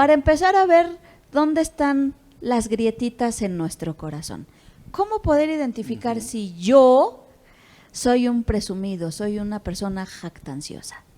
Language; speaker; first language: Spanish; native; Spanish